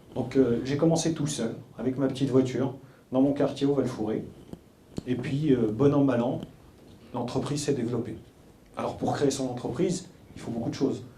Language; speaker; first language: French; early bilingual, other home language; Arabic